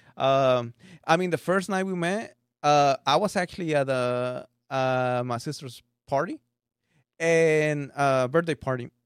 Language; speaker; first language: English; early bilingual, other home language; Spanish